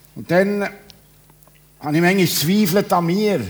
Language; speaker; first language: German; native; German